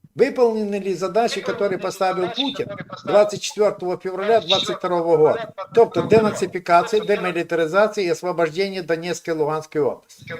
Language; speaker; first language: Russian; non-native, local second language; Ukrainian